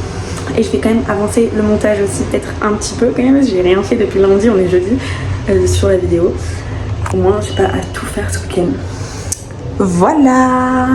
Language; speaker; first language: French; native; French